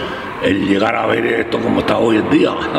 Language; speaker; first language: Spanish; native; Spanish